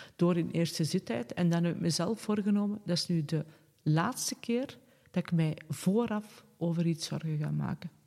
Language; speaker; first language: Dutch; native; Dutch